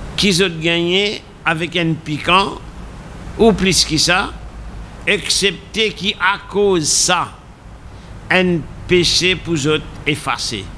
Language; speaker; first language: French; non-native, local second language; Morisyen